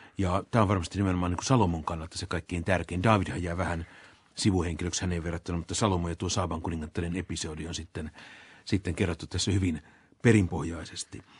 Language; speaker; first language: Finnish; native; Finnish